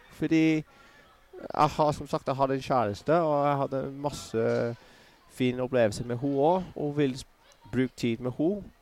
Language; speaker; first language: Norwegian; non-native, fluent; English